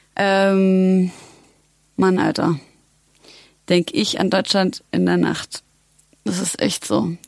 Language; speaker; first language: German; early bilingual, other home language; Arabic